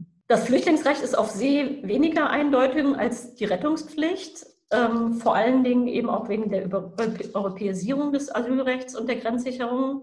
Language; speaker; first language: German; native; German